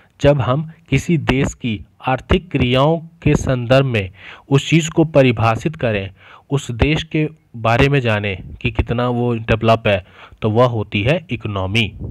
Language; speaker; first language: Hindi; native; Hindi